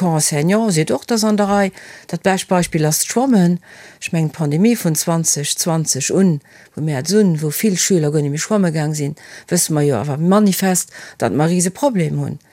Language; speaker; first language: Luxembourgish; native; Luxembourgish